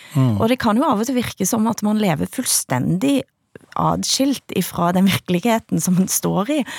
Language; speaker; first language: Norwegian; native; Norwegian